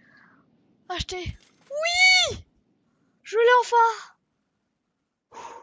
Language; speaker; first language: French; native; French